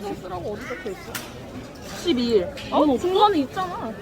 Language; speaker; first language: Korean; native; Korean